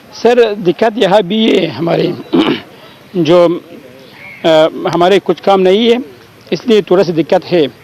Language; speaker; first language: Hindi; non-native, learner; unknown